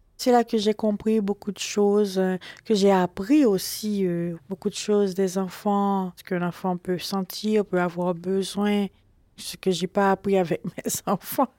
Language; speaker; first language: French; non-native, local second language; Haitian Creole